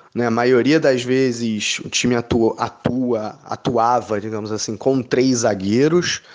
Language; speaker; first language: Portuguese; native; Portuguese